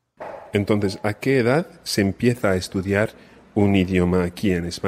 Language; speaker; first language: Spanish; non-native, fluent; English